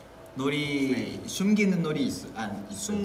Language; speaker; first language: Korean; non-native, fluent; Vietnamese